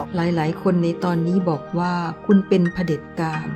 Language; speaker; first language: Thai; non-native, fluent; Chinese